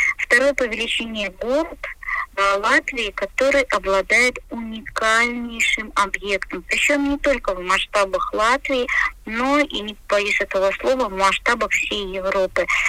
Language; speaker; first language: Russian; native; Russian